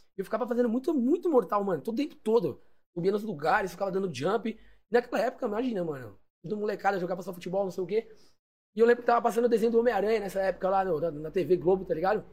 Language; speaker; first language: Portuguese; native; Portuguese